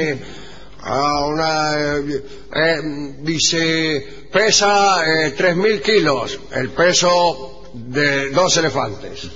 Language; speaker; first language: Spanish; native; Spanish